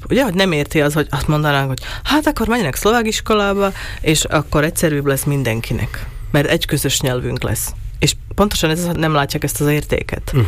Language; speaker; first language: Hungarian; non-native, local second language; Slovak